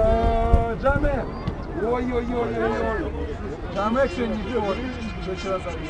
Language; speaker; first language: Russian; native; Russian